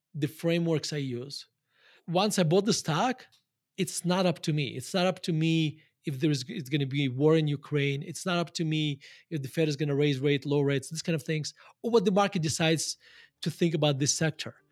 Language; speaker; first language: English; non-native, fluent; Russian